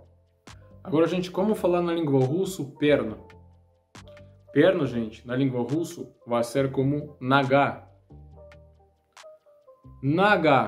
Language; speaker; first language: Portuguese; non-native, learner; Russian